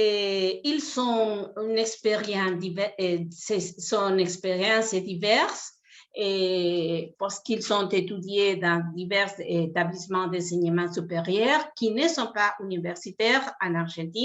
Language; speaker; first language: French; non-native, fluent; Spanish